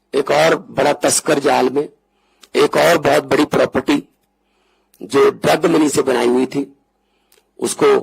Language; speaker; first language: Hindi; non-native, local second language; Punjabi